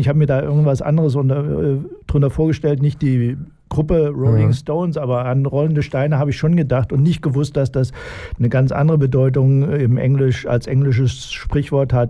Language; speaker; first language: German; native; German